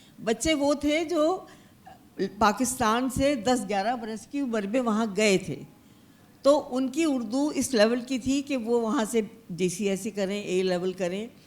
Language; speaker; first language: Urdu; native; Urdu